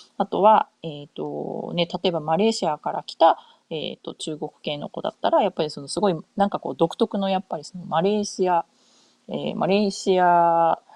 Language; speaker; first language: Japanese; native; Japanese